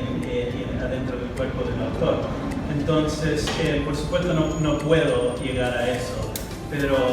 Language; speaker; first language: Spanish; non-native, fluent; English